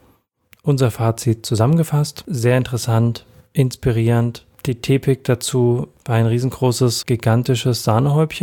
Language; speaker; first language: German; native; German